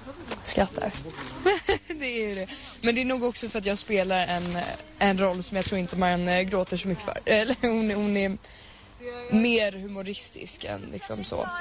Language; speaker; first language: Swedish; native; Swedish